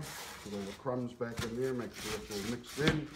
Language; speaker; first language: English; native; English